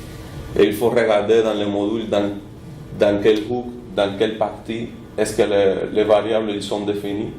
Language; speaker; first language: French; non-native, fluent; Spanish